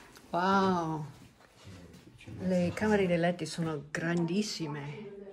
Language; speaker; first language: Italian; non-native, learner; English